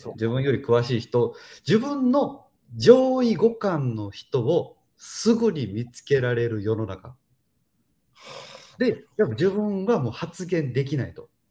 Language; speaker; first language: Japanese; native; Japanese